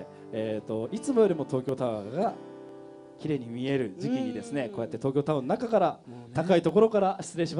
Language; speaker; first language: Japanese; native; Japanese